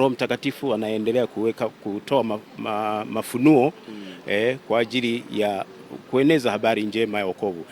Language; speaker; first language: Swahili; native; Swahili